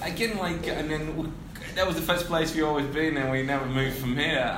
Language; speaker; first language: English; early bilingual, other home language; Portuguese